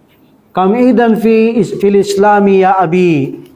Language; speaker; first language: Arabic; non-native, fluent; Filipino